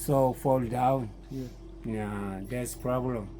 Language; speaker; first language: English; non-native, learner; Korean